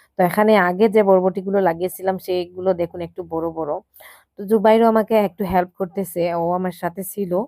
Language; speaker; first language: Bangla; non-native, local second language; Sylheti